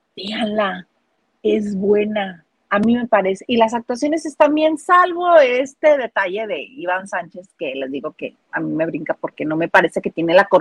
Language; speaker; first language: Spanish; native; Spanish